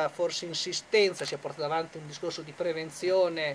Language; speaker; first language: Italian; native; Italian